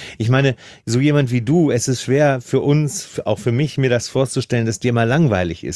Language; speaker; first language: German; native; German